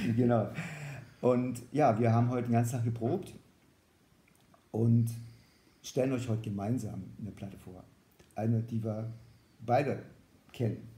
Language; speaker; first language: German; native; German